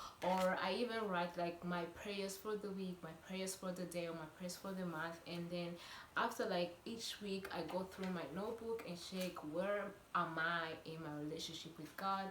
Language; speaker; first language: English; non-native, local second language; Kinyarwanda